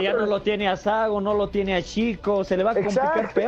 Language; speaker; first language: Spanish; native; Spanish